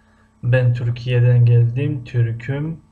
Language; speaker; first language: Turkish; non-native, fluent; Tajik